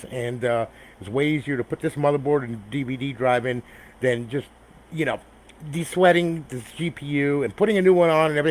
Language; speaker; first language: English; native; English